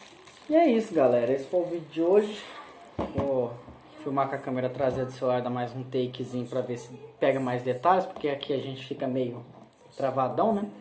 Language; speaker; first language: Portuguese; native; Portuguese